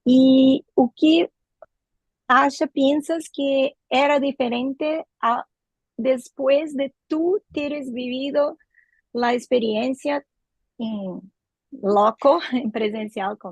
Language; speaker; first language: Spanish; non-native, learner; Portuguese